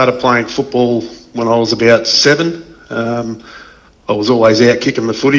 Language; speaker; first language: English; native; English